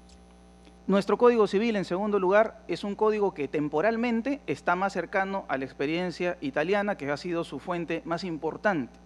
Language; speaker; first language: Spanish; native; Spanish